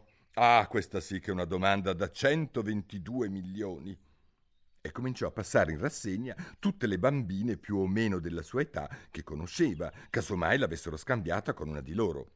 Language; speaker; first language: Italian; native; Italian